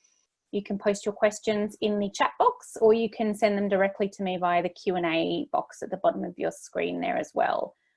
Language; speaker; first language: English; native; English